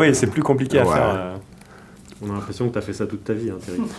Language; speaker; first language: French; native; French